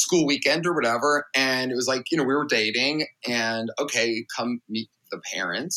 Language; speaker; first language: English; native; English